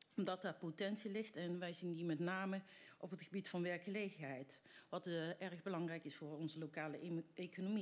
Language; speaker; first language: Dutch; native; Dutch